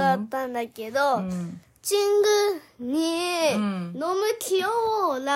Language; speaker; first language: Japanese; early bilingual, other home language; Korean